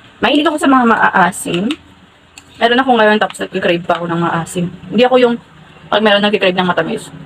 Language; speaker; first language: Filipino; non-native, local second language; Hiligaynon